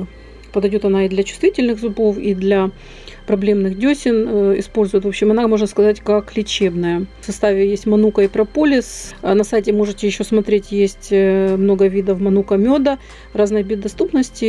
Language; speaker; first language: Russian; native; Russian